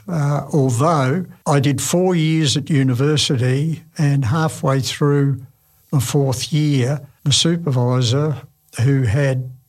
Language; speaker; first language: English; native; English